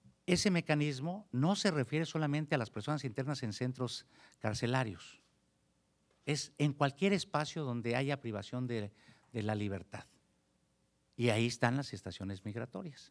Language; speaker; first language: Spanish; native; Spanish